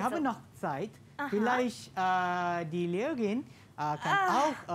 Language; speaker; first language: German; non-native, learner; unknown